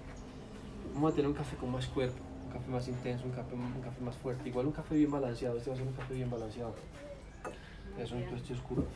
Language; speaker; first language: Spanish; native; Spanish